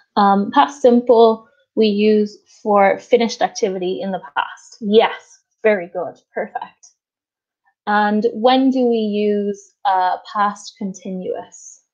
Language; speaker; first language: English; native; English